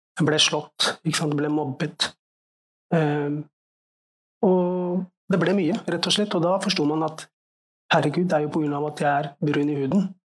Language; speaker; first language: Norwegian; early bilingual, other home language; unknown